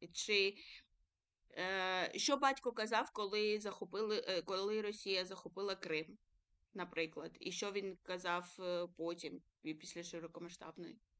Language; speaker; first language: Ukrainian; early bilingual, other home language; Georgian